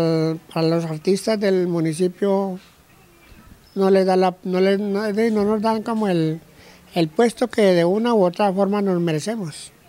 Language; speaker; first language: Spanish; native; Spanish